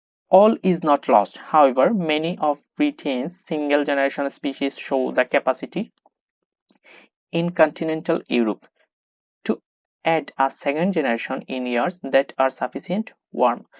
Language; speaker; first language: English; non-native, local second language; Bangla